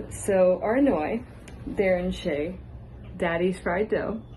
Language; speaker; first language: Irish; non-native, local second language; English